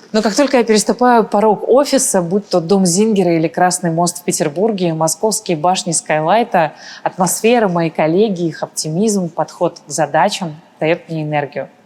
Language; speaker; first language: Russian; early bilingual, other home language; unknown